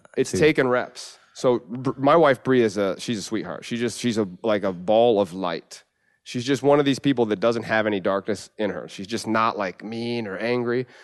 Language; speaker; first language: English; native; English